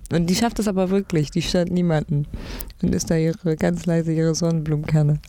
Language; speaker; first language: German; early bilingual, other home language; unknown